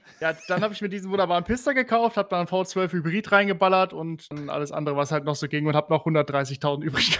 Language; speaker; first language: German; native; German